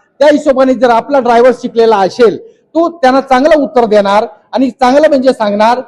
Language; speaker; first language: Marathi; non-native, local second language; Hindi